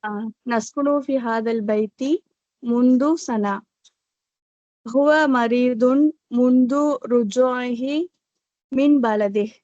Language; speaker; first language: Arabic; non-native, learner; Tamil